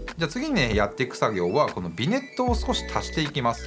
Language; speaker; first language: Japanese; native; Japanese